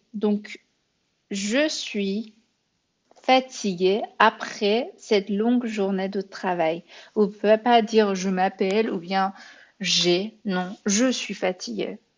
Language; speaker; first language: French; non-native, fluent; Persian